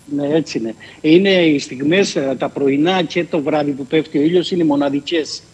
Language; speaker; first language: Greek; native; Greek